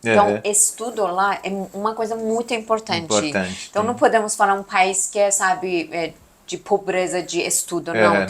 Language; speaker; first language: Portuguese; non-native, learner; Persian